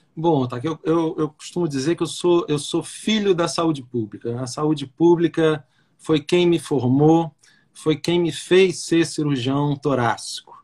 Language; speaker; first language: Portuguese; native; Portuguese